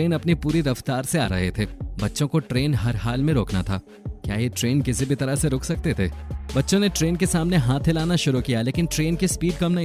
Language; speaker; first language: Hindi; native; Hindi